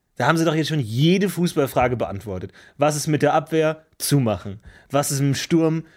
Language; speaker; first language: German; native; German